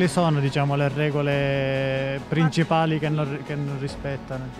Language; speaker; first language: Italian; native; Italian